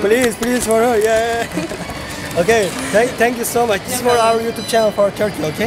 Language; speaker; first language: English; non-native, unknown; Turkish